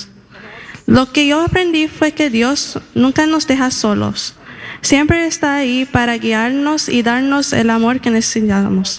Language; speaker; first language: Spanish; early bilingual, heritage; Spanish